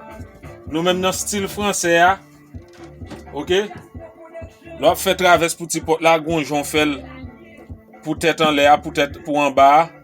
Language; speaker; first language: French; non-native, learner; Haitian Creole